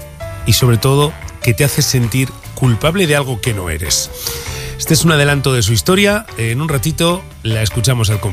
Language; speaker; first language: Spanish; native; Spanish